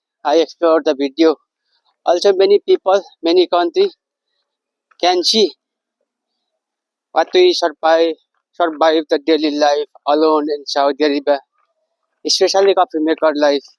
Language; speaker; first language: English; non-native, learner; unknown